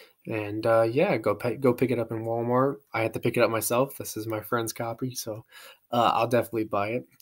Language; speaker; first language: English; native; English